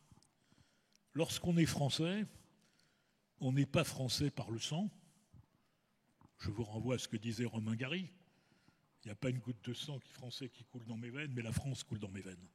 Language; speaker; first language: French; native; French